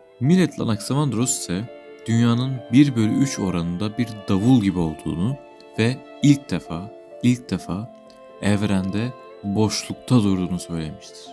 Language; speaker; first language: Turkish; native; Turkish